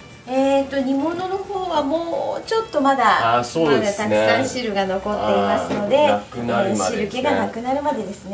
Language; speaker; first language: Japanese; native; Japanese